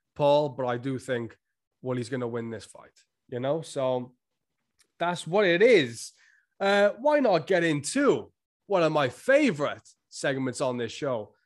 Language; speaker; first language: English; native; English